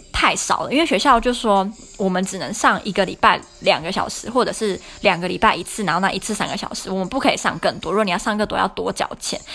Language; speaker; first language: Chinese; native; Chinese